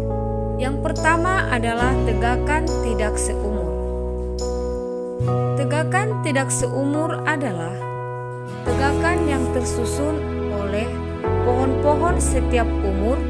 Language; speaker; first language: Indonesian; native; Indonesian